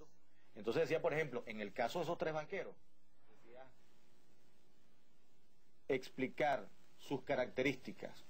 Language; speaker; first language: Spanish; native; Spanish